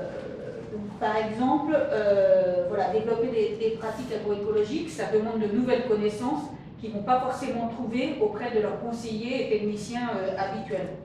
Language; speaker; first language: French; native; French